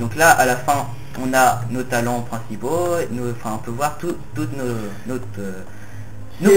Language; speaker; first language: French; native; French